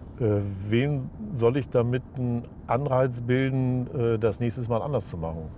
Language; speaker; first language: German; native; German